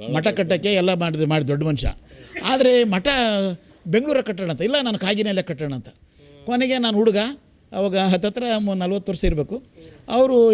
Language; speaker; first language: Kannada; native; Kannada